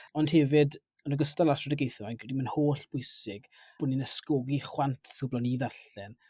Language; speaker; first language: Welsh; native; Welsh